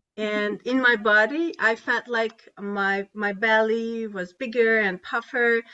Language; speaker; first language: English; non-native, fluent; Hungarian